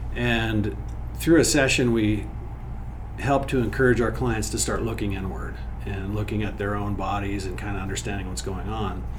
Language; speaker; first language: English; native; English